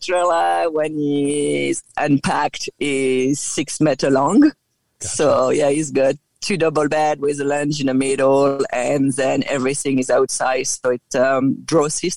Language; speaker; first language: English; non-native, fluent; French